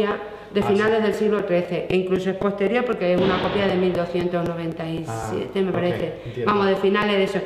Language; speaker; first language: Spanish; native; Spanish